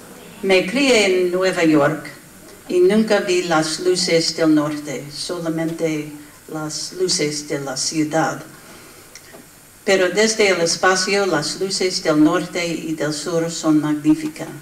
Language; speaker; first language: Spanish; non-native, learner; English